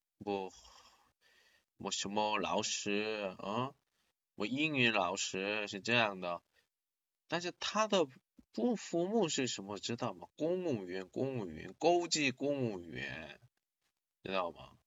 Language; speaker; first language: Chinese; non-native, learner; Korean